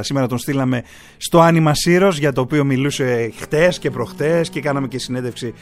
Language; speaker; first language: Greek; native; Greek